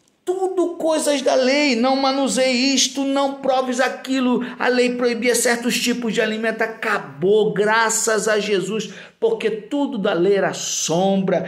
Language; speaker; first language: Portuguese; native; Portuguese